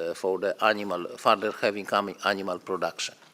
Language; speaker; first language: English; non-native, fluent; Polish